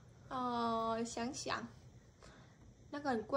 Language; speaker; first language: Chinese; non-native, fluent; Vietnamese